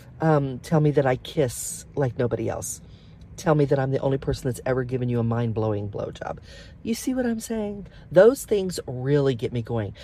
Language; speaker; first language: English; native; English